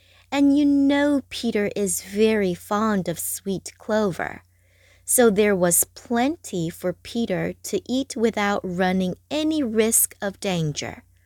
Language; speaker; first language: English; non-native, fluent; Chinese